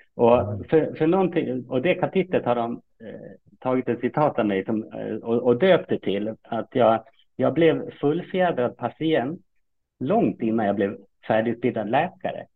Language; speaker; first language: Swedish; native; Swedish